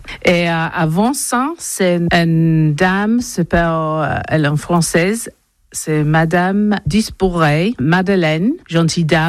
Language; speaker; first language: French; non-native, learner; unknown